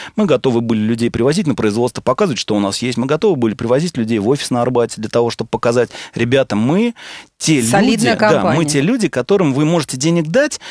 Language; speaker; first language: Russian; native; Russian